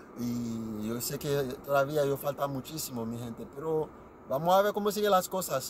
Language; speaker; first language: Spanish; non-native, learner; Haitian Creole